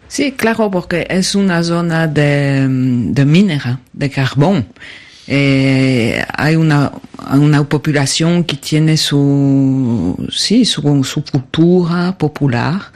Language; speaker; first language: Spanish; non-native, learner; French